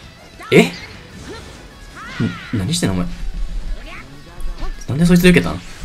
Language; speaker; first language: Japanese; native; Japanese